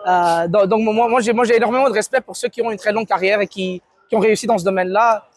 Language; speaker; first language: French; native; French